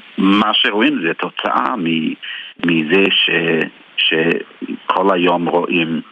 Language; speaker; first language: Hebrew; non-native, fluent; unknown